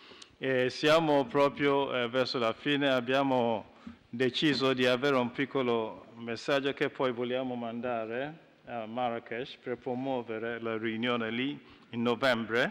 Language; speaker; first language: Italian; non-native, fluent; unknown